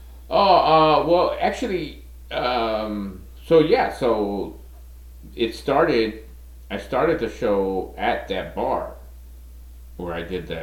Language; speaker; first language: English; native; English